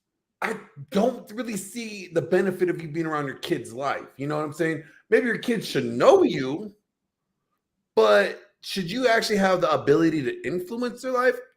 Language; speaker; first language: English; native; English